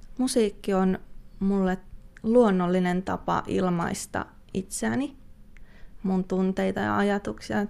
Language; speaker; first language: Finnish; native; Finnish